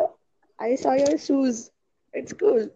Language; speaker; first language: English; non-native, learner; Gujarati